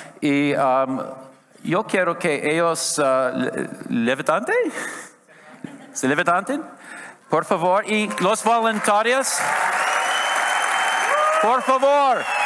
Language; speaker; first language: Spanish; non-native, learner; English